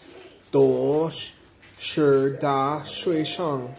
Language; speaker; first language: Chinese; non-native, learner; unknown